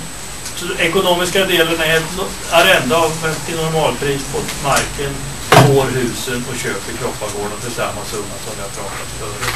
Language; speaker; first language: Swedish; native; Swedish